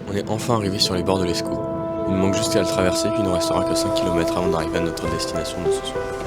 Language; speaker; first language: French; native; French